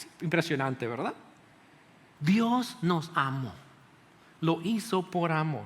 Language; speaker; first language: Spanish; native; Spanish